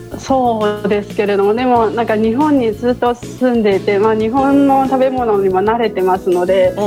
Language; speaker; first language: Japanese; non-native, fluent; Chinese